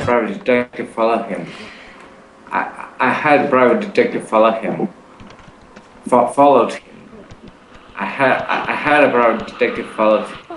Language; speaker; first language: English; non-native, learner; Russian